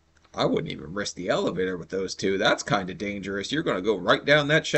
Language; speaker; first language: English; native; English